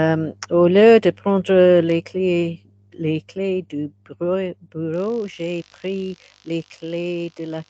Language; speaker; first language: French; non-native, learner; English